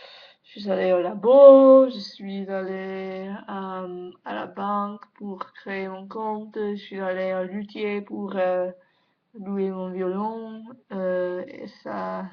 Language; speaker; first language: French; non-native, learner; English